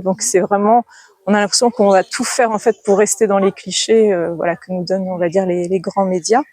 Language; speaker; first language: French; native; French